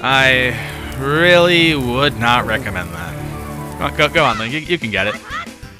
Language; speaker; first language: English; native; English